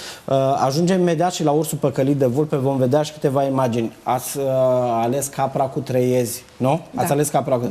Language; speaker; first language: Romanian; native; Romanian